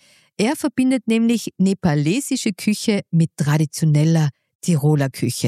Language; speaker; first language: German; native; German